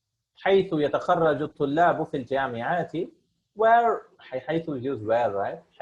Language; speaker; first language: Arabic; non-native, fluent; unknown